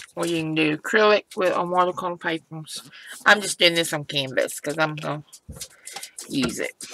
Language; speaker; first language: English; native; English